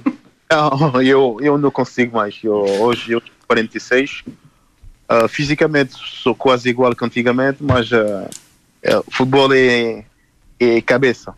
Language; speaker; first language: Portuguese; non-native, fluent; Haitian Creole